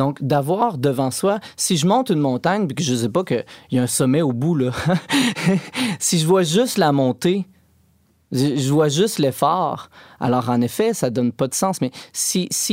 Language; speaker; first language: French; native; French